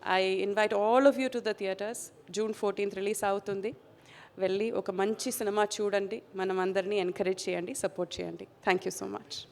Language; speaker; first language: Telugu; non-native, fluent; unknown